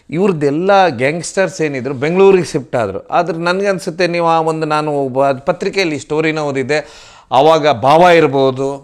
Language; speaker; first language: Kannada; non-native, local second language; Tulu